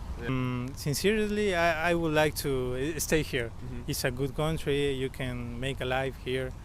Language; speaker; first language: English; non-native, learner; Spanish